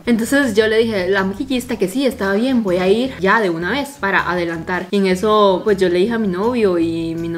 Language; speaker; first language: Spanish; native; Spanish